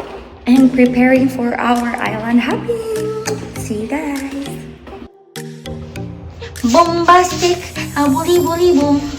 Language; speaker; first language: English; non-native, local second language; Cebuano